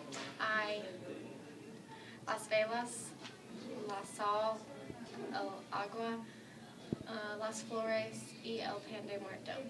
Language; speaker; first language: Spanish; non-native, learner; English